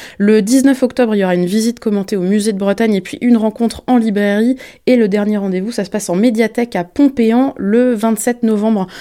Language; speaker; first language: French; native; French